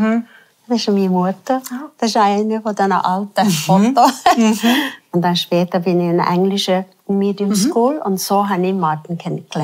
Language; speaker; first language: German; non-native, fluent; Tibetan